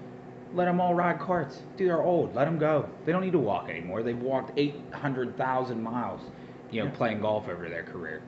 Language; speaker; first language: English; native; English